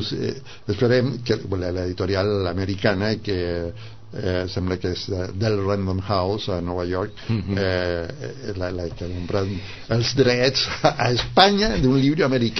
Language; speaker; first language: Catalan; non-native, fluent; Spanish